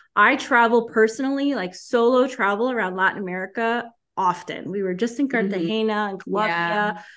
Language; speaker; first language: English; early bilingual, heritage; Spanish